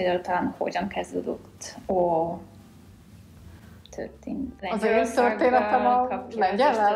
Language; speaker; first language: Hungarian; non-native, fluent; Polish